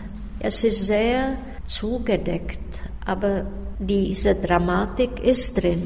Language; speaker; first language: German; non-native, fluent; Czech